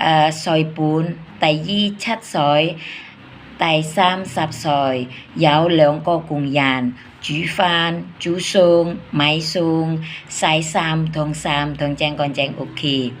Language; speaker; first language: Cantonese; non-native, learner; Indonesian